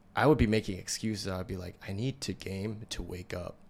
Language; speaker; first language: English; native; English